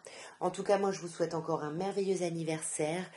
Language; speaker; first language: French; native; French